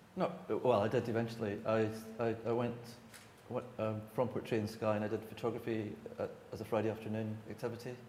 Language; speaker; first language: English; native; English